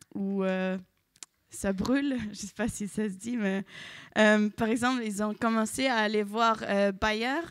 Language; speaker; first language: French; non-native, fluent; German